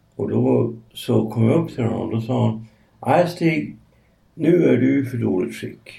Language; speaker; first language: Swedish; native; Swedish